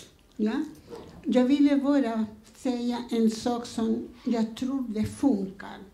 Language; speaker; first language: Swedish; non-native, fluent; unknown